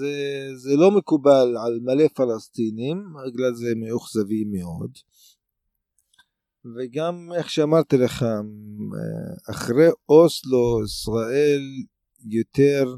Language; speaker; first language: Hebrew; non-native, local second language; Arabic